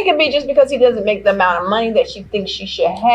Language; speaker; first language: English; native; English